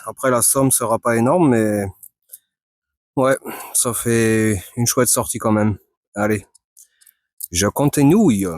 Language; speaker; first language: French; native; French